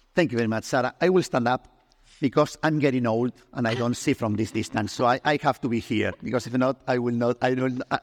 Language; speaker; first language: English; non-native, fluent; Spanish